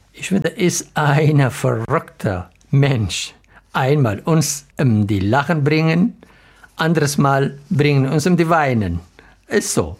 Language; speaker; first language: German; non-native, learner; Arabic